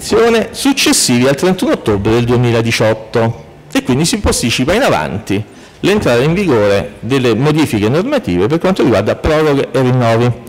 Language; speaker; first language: Italian; native; Italian